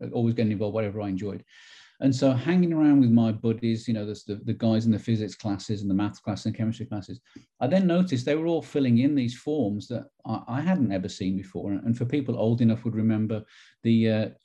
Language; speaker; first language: English; native; English